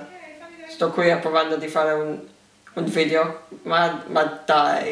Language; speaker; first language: Italian; early bilingual, heritage; English